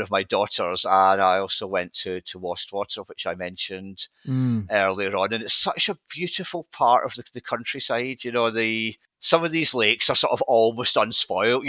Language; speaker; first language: English; native; English